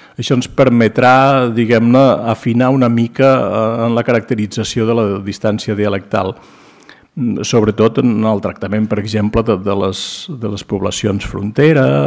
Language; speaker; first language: Catalan; native; Catalan